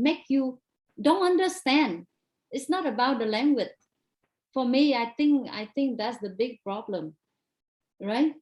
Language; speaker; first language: English; non-native, fluent; Vietnamese